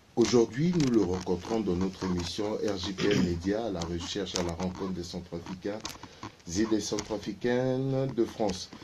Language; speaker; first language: French; non-native, local second language; Sango